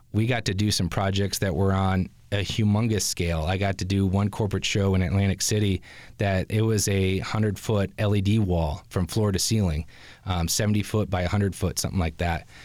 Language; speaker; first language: English; native; English